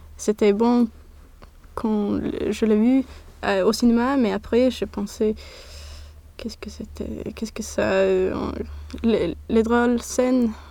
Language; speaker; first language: French; non-native, learner; Swedish